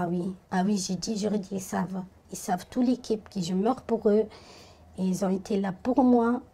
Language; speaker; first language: French; non-native, fluent; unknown